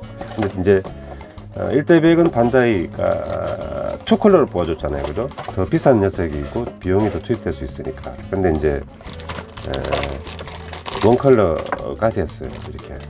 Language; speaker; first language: Korean; native; Korean